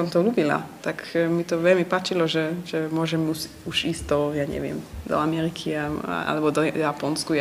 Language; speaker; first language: Slovak; early bilingual, heritage; Slovak